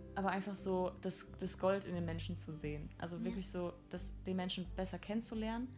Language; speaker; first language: German; native; German